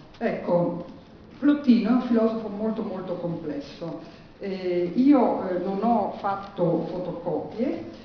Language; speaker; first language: Italian; non-native, fluent; German